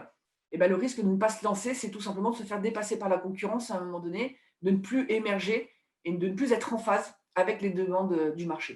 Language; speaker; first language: French; native; French